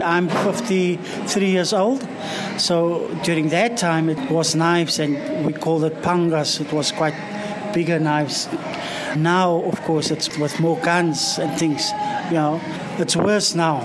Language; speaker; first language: English; non-native, local second language; Afrikaans